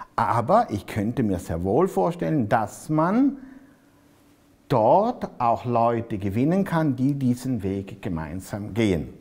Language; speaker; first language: German; native; German